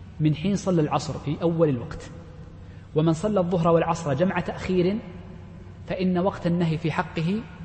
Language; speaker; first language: Arabic; native; Arabic